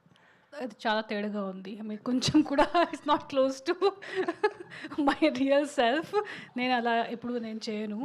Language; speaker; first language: Telugu; non-native, local second language; Hindi